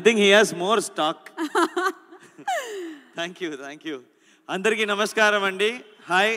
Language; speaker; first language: Telugu; non-native, learner; Tamil